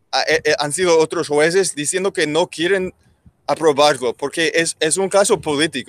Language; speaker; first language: Spanish; non-native, learner; English